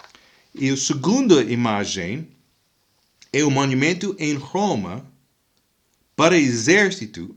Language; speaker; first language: Portuguese; non-native, fluent; English